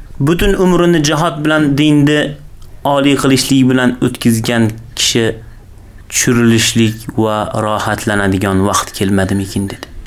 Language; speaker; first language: Uzbek; native; Uzbek